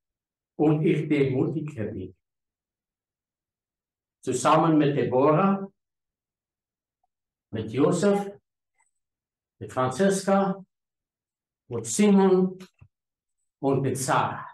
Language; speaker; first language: German; non-native, learner; Afrikaans